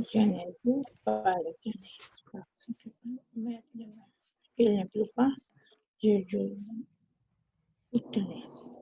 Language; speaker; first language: French; non-native, learner; Spanish